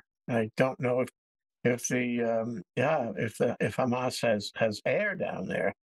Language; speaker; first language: English; native; English